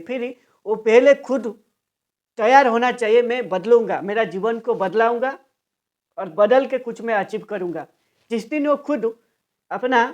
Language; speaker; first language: Hindi; non-native, local second language; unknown